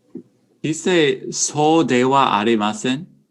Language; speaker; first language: Japanese; non-native, learner; English